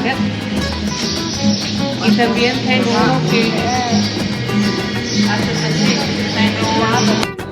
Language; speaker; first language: Spanish; non-native, learner; English